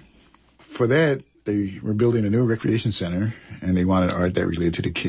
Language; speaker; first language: English; native; English